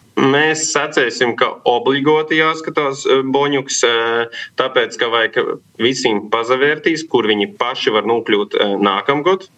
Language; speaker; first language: Latvian; native; Latvian